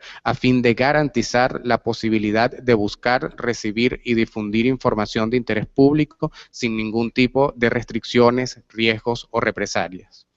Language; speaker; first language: Spanish; native; Spanish